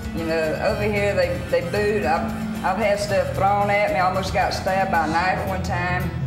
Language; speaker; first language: English; native; English